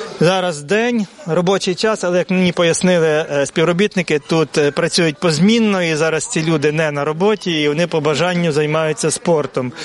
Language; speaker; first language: Ukrainian; native; Ukrainian